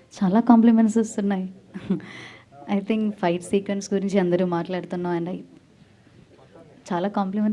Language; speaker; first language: Telugu; non-native, learner; Malayalam